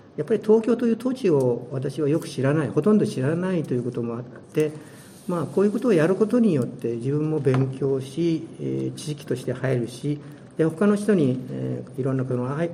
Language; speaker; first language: Japanese; native; Japanese